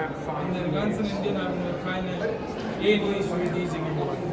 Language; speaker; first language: German; non-native, learner; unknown